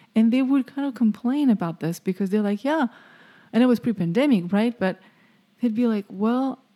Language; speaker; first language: English; non-native, fluent; French